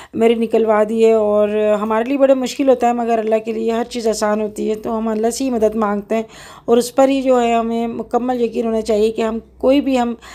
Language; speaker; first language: Urdu; native; Urdu